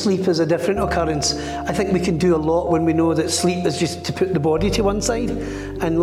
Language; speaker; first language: English; native; English